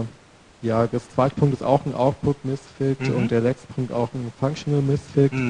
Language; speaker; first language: German; native; German